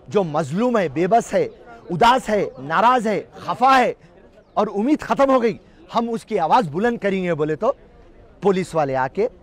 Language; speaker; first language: Hindi; non-native, local second language; Urdu